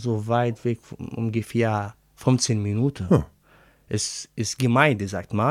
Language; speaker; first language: German; non-native, learner; Arabic